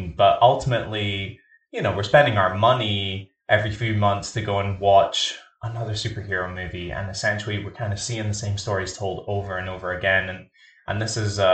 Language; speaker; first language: English; native; English